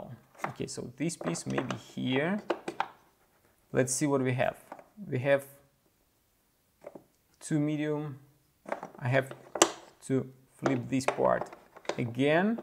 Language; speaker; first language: English; non-native, fluent; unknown